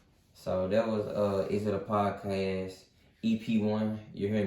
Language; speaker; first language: English; native; English